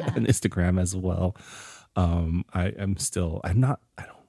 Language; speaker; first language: English; early bilingual, other home language; Chinese